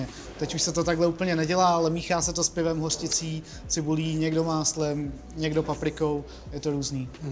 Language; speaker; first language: Czech; native; Czech